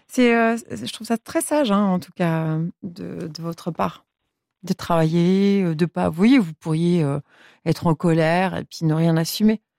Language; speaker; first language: French; native; French